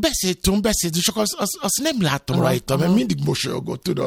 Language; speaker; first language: Hungarian; non-native, fluent; Yoruba